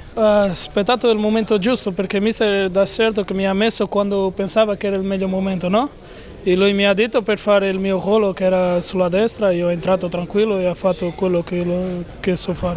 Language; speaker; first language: Italian; non-native, fluent; Portuguese